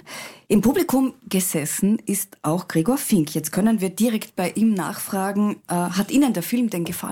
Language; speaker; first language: German; native; German